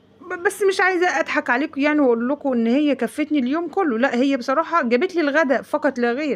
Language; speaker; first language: Arabic; native; Arabic